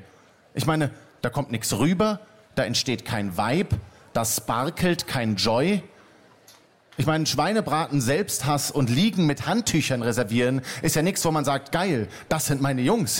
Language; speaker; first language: German; native; German